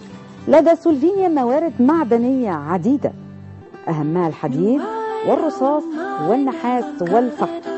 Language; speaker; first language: Arabic; native; Arabic